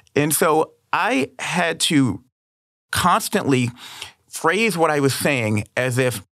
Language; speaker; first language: English; native; English